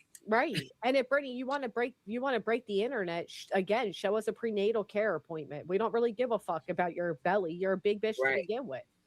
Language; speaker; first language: English; native; English